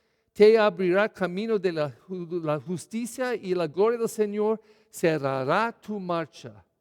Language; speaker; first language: Spanish; non-native, fluent; English